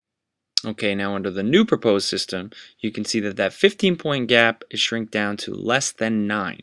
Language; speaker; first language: English; native; English